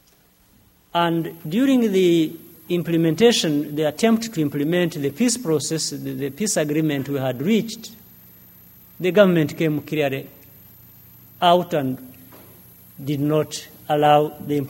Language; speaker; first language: English; non-native, local second language; Kinyarwanda